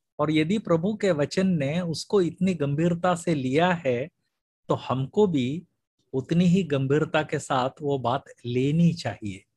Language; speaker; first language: Hindi; non-native, local second language; Malayalam